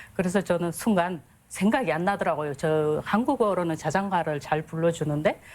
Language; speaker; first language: Korean; non-native, fluent; Kyrgyz